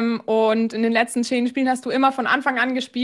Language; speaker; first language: German; native; German